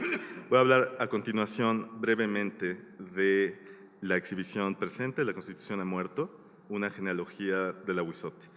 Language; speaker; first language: Spanish; native; Spanish